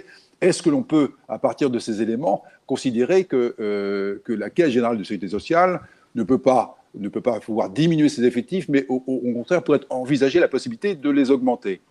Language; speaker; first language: French; native; French